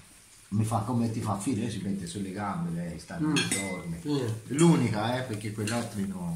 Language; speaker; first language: Italian; native; Italian